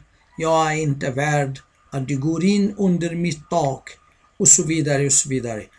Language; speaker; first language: Swedish; non-native, fluent; Arabic